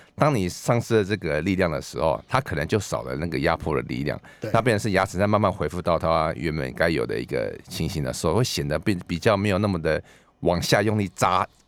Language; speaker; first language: Chinese; native; Chinese